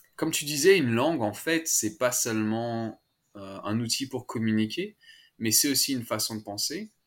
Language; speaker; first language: French; native; French